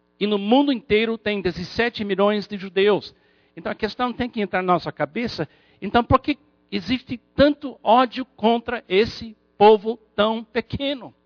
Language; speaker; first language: Portuguese; non-native, fluent; English